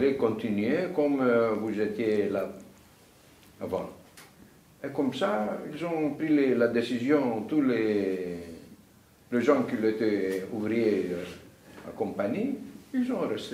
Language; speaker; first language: French; non-native, fluent; Greek